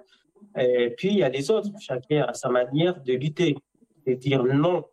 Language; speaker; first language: French; non-native, local second language; Comorian